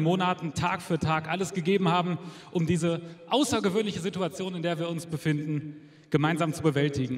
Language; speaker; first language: German; native; German